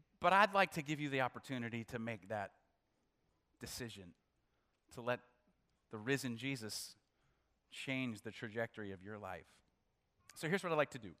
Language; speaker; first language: English; native; English